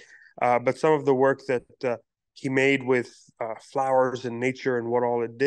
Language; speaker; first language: English; non-native, local second language; Pashto